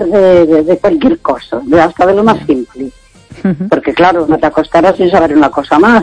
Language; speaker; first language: Spanish; native; Spanish